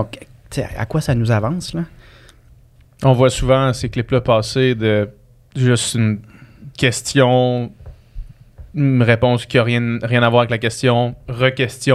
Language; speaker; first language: French; native; French